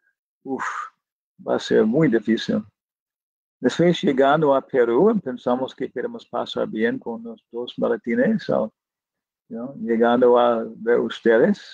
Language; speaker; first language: Spanish; non-native, fluent; English